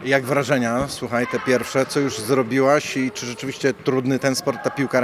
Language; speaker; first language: Polish; native; Polish